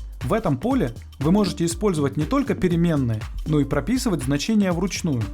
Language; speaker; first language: Russian; native; Russian